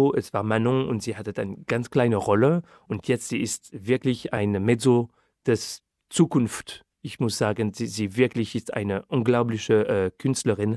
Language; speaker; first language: German; non-native, fluent; French